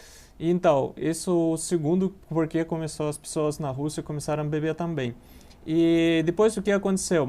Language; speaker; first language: Portuguese; non-native, learner; Russian